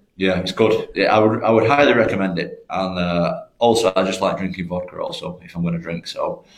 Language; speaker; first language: English; native; English